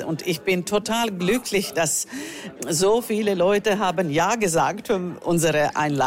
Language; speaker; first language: German; non-native, fluent; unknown